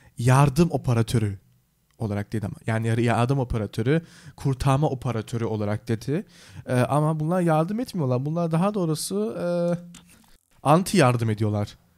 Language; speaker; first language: Turkish; early bilingual, heritage; Turkish